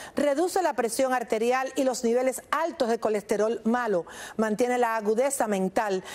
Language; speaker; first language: Spanish; native; Spanish